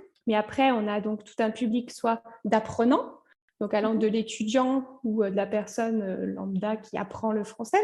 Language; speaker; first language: French; native; French